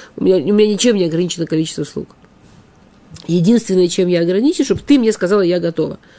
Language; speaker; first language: Russian; early bilingual, heritage; Russian